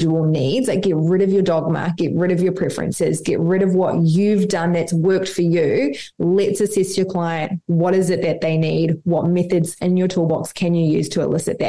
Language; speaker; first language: English; native; English